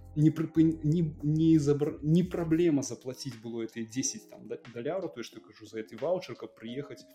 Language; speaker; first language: Belarusian; native; Belarusian